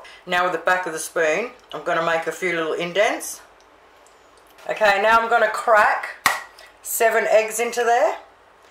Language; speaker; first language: English; native; English